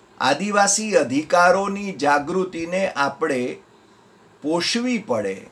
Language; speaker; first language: Gujarati; native; Gujarati